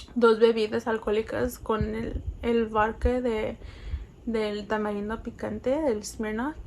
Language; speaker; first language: Spanish; early bilingual, other home language; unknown